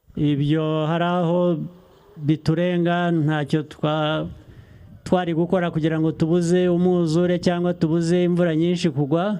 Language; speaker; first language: Kinyarwanda; early bilingual, heritage; Kinyarwanda